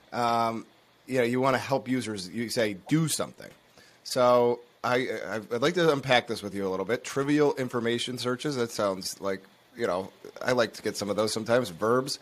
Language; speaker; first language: English; native; English